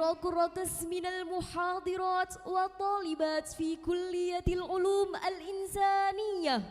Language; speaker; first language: Arabic; non-native, learner; Indonesian